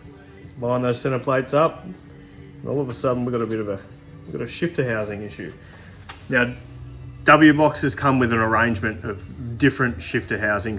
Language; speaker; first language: English; native; English